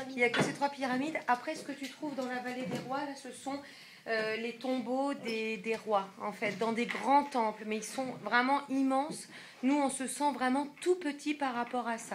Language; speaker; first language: French; native; French